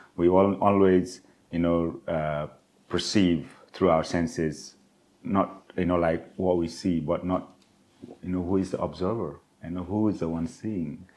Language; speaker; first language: English; non-native, local second language; Nepali